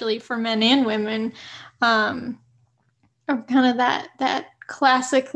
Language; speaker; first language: English; native; English